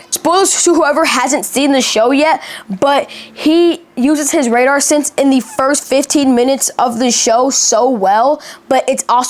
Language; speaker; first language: English; native; English